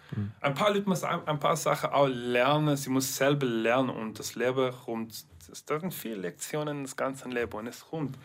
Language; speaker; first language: German; non-native, learner; English